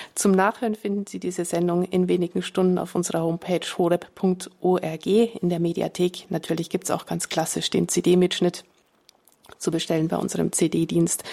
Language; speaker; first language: German; native; German